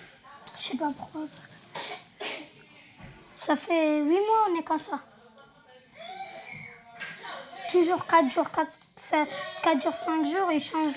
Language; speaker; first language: French; non-native, learner; Arabic